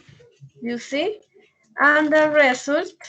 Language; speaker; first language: English; non-native, learner; Spanish